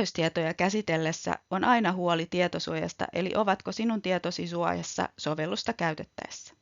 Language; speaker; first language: Finnish; native; Finnish